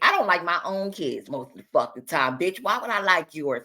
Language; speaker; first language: English; native; English